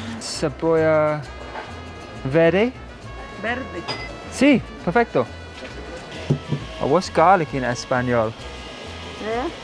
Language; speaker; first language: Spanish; non-native, learner; English